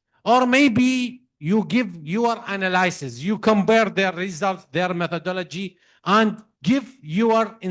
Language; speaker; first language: English; non-native, fluent; Arabic